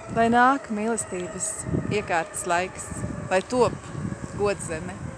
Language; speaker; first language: Latvian; native; Latvian